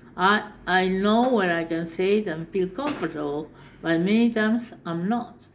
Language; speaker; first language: English; non-native, fluent; Spanish